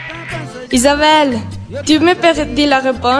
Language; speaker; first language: French; non-native, learner; Spanish